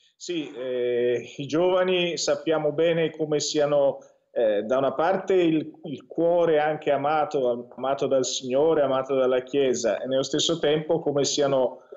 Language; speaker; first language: Italian; native; Italian